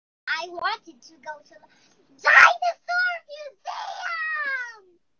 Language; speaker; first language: English; non-native, learner; Chinese